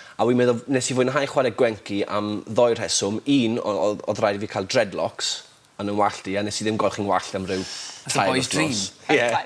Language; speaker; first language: Welsh; native; Welsh